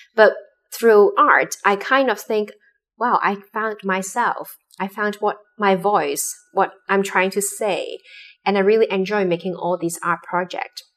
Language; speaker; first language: English; non-native, local second language; Cantonese